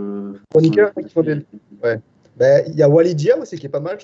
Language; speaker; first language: French; native; French